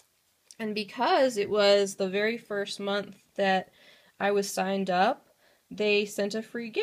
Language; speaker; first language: English; native; English